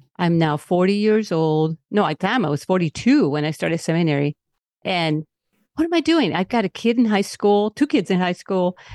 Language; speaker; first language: English; non-native, local second language; Spanish